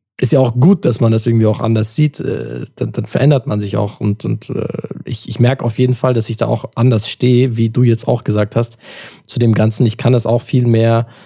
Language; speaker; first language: German; early bilingual, other home language; Turkish